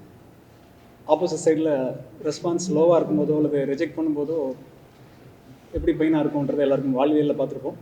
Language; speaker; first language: Tamil; native; Tamil